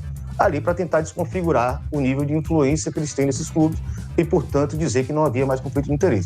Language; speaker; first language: Portuguese; native; Portuguese